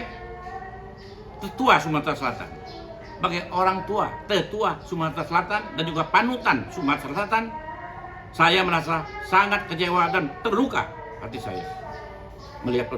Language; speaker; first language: Indonesian; native; Indonesian